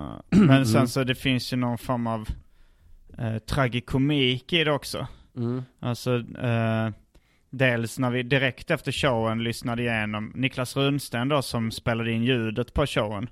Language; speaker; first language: Swedish; native; Swedish